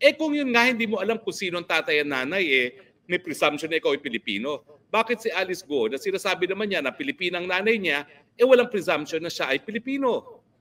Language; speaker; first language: Filipino; native; Filipino